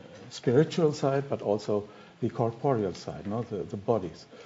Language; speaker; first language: English; non-native, fluent; German